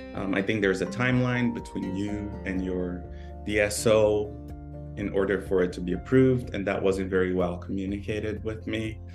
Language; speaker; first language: English; early bilingual, other home language; Portuguese